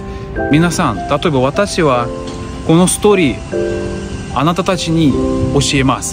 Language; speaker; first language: Japanese; non-native, learner; Russian